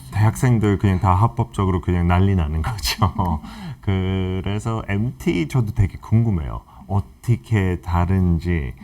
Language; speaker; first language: Korean; non-native, fluent; English